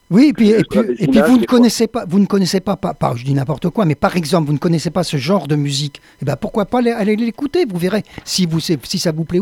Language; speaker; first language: French; native; French